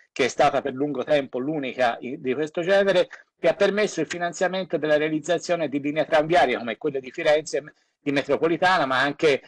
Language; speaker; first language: Italian; native; Italian